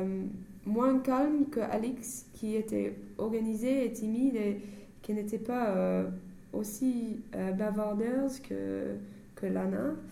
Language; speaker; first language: French; non-native, fluent; English